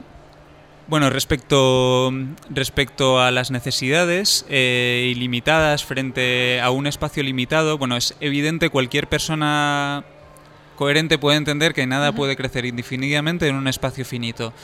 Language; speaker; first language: Spanish; native; Spanish